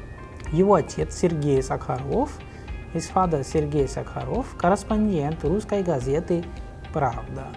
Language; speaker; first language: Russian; non-native, fluent; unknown